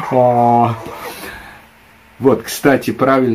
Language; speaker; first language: Russian; non-native, fluent; Indonesian